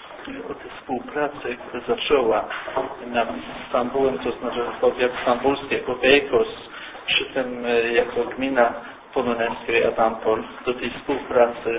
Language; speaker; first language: Polish; early bilingual, heritage; Polish